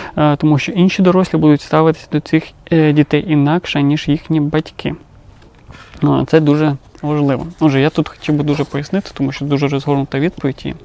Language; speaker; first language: Ukrainian; non-native, local second language; Russian